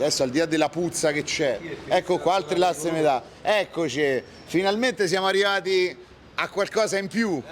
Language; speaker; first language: Italian; native; Italian